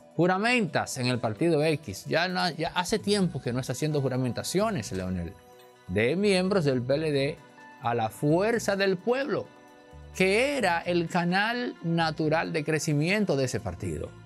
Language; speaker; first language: Spanish; native; Spanish